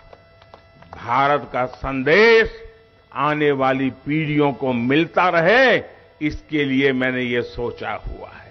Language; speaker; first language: Hindi; non-native, local second language; Gujarati